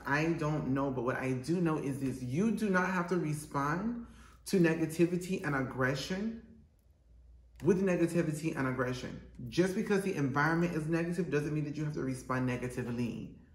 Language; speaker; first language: English; native; English